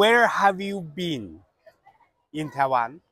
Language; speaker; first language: English; non-native, learner; Chinese